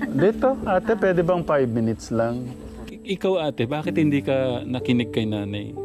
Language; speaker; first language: Filipino; native; Filipino